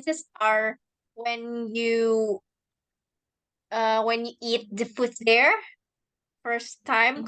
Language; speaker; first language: English; non-native, learner; Indonesian